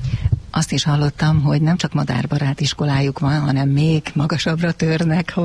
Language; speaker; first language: Hungarian; native; Hungarian